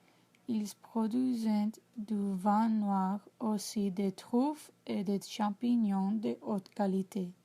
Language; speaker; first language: French; non-native, learner; English